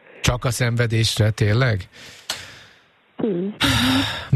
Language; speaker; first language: Hungarian; native; Hungarian